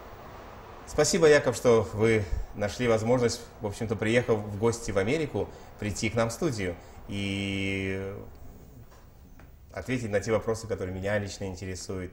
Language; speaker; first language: Russian; native; Russian